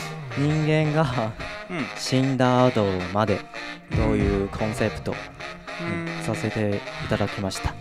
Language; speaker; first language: Japanese; non-native, fluent; Chinese